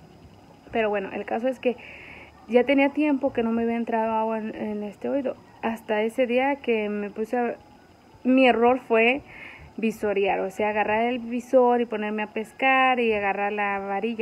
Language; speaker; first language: Spanish; native; Spanish